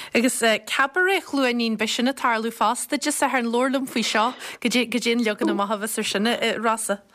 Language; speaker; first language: Irish; native; Irish